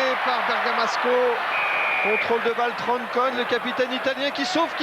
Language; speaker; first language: French; native; French